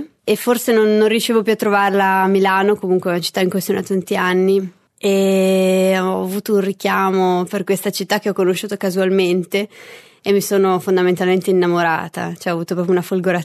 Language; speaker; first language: Italian; native; Italian